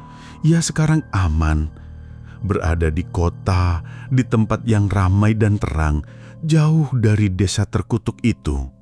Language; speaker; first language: Indonesian; native; Indonesian